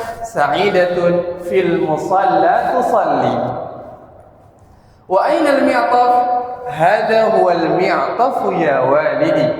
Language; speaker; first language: Arabic; non-native, fluent; Indonesian